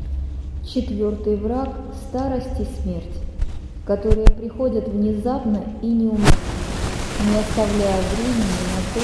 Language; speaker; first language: Russian; native; Russian